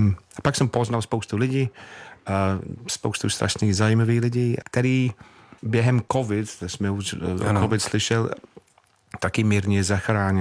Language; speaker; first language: Czech; non-native, fluent; English